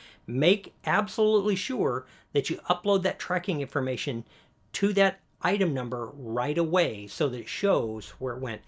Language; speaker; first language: English; native; English